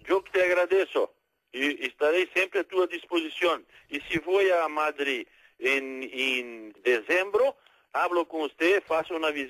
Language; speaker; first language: Spanish; non-native, fluent; Portuguese